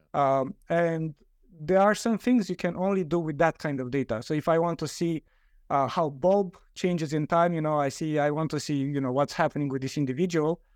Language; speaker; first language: English; non-native, fluent; Romanian